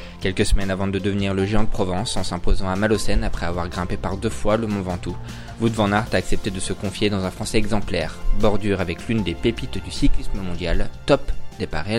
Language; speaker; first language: French; native; French